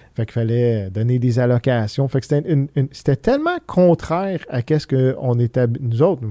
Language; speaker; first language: French; early bilingual, other home language; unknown